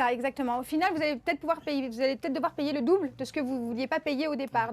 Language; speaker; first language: French; native; French